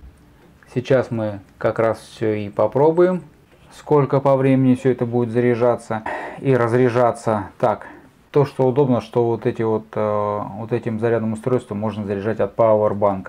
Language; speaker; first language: Russian; native; Russian